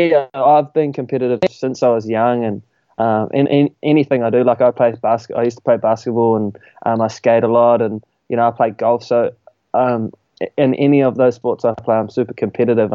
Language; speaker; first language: English; native; English